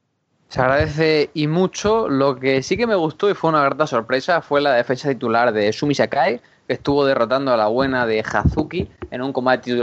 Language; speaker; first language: Spanish; native; Spanish